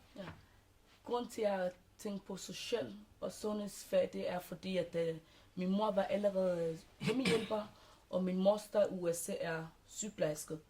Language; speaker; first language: Danish; early bilingual, other home language; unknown